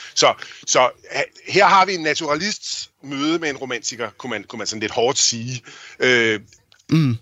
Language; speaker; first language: Danish; native; Danish